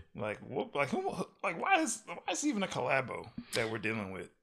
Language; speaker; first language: English; early bilingual, other home language; Yoruba